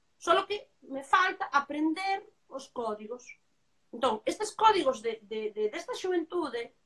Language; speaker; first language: Galician; non-native, local second language; Spanish